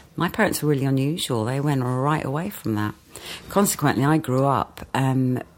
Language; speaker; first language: English; native; English